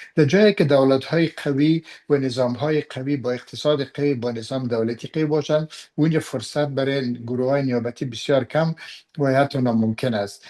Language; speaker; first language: Persian; non-native, local second language; Pashto